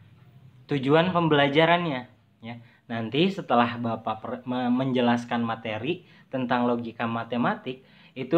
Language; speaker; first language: Indonesian; native; Indonesian